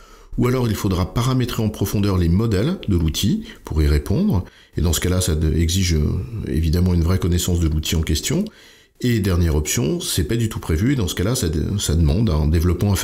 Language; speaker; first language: French; native; French